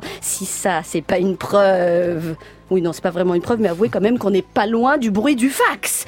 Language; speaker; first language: French; native; French